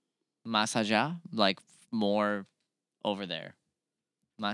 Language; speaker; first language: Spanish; non-native, learner; English